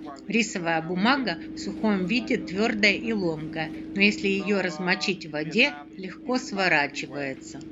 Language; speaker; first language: Russian; native; Russian